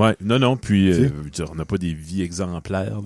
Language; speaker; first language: French; native; French